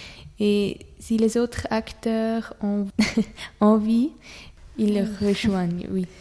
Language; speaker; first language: French; non-native, learner; German